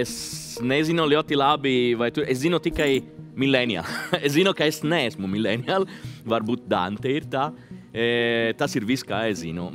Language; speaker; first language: Latvian; non-native, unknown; Italian